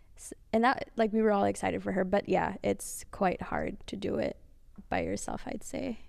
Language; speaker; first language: English; early bilingual, other home language; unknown